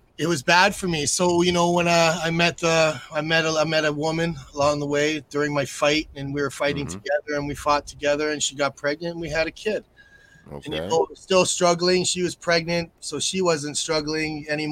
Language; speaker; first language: English; native; English